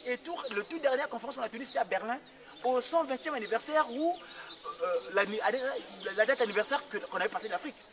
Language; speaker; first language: French; non-native, local second language; Kongo